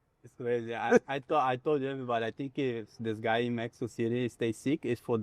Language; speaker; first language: English; non-native, learner; Portuguese